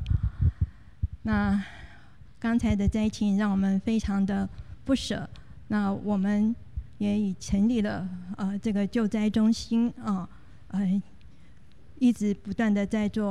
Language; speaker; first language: Chinese; native; Chinese